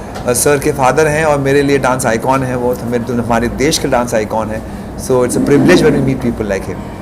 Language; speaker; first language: Hindi; native; Hindi